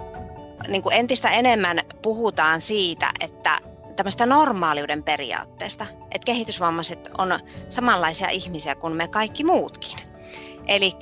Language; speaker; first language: Finnish; native; Finnish